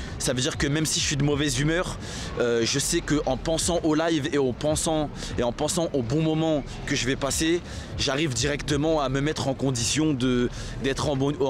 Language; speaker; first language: French; native; French